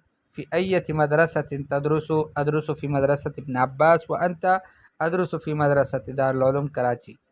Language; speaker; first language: Arabic; non-native, fluent; Urdu